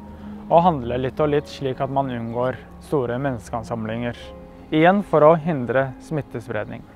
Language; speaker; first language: Norwegian; early bilingual, other home language; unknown